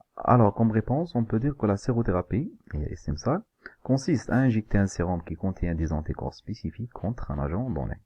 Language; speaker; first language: French; non-native, local second language; Arabic